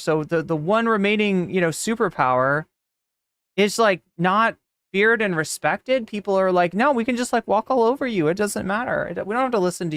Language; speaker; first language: English; native; English